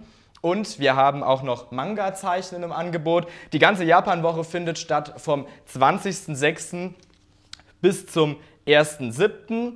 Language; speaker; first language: German; native; German